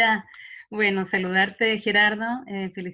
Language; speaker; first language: Spanish; native; Spanish